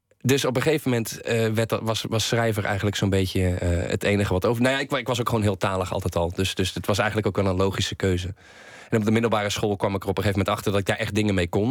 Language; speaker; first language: Dutch; native; Dutch